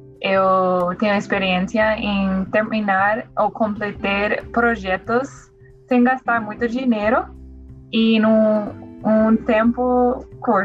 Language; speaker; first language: Portuguese; non-native, learner; English